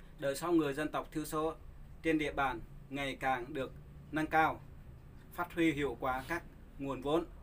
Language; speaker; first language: Vietnamese; non-native, local second language; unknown